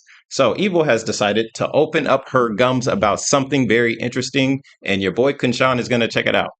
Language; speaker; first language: English; native; English